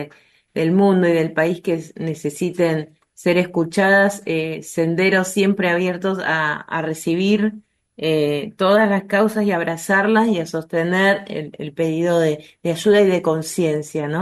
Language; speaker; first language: Spanish; native; Spanish